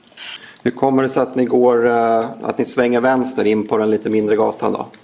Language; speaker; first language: Swedish; native; Swedish